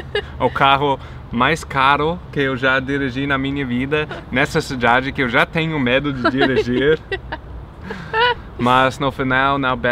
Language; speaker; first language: Portuguese; non-native, fluent; English